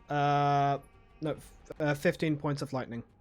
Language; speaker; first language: English; native; English